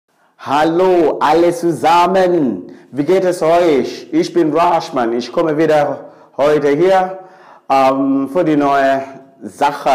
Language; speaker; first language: German; non-native, fluent; Swahili